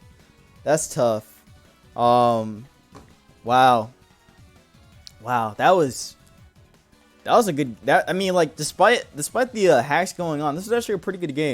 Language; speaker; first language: English; native; English